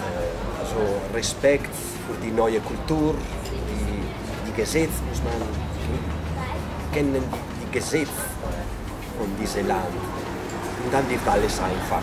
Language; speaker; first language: German; non-native, learner; Italian